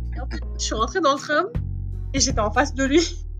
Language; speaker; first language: French; non-native, local second language; Wolof